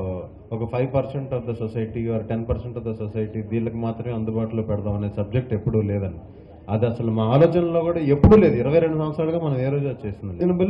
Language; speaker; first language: Telugu; native; Telugu